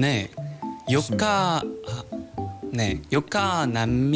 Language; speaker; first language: Korean; non-native, learner; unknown